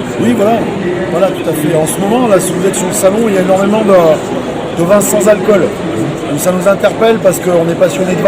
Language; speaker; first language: French; native; French